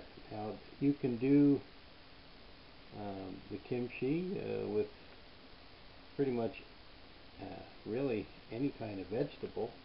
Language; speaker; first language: English; native; English